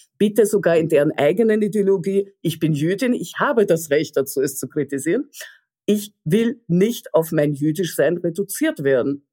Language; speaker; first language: German; early bilingual, other home language; Russian